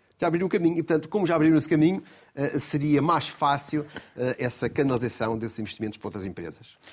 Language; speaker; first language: Portuguese; native; Portuguese